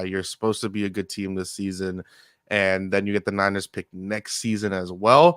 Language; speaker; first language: English; native; English